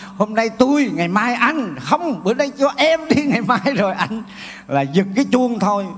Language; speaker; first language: Vietnamese; native; Vietnamese